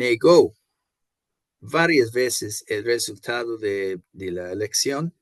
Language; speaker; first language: Spanish; non-native, fluent; Portuguese